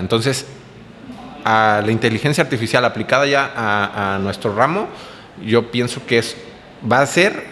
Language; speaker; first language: Spanish; native; Spanish